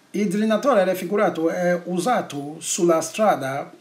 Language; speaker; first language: Italian; non-native, learner; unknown